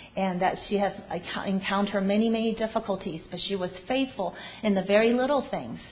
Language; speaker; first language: English; non-native, fluent; Chinese